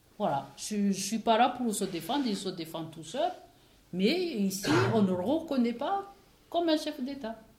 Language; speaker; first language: French; non-native, local second language; Kinyarwanda